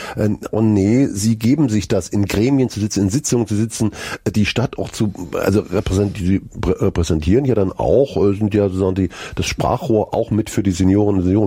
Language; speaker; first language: German; native; German